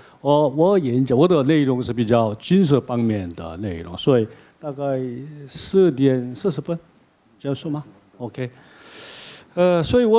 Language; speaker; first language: Chinese; non-native, learner; Korean